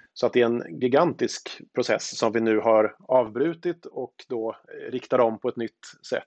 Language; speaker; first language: Swedish; native; Swedish